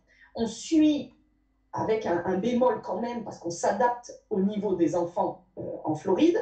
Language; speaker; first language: French; native; French